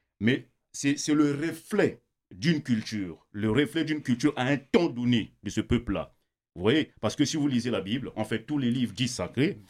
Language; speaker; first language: French; non-native, local second language; Kongo